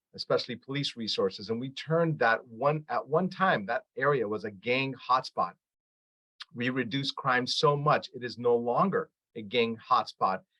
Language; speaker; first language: English; early bilingual, other home language; Arabic